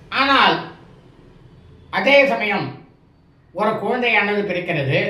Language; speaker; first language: Tamil; native; Tamil